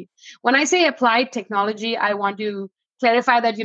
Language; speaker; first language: English; non-native, local second language; Hindi